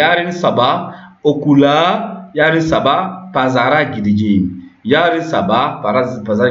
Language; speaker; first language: Turkish; non-native, learner; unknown